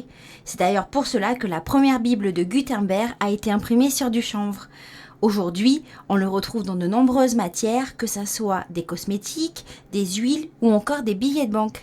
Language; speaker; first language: French; native; French